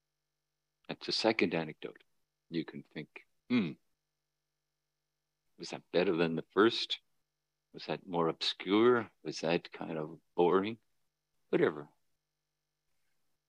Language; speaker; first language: English; native; English